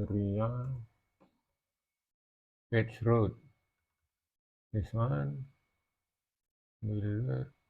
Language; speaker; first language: English; non-native, learner; Indonesian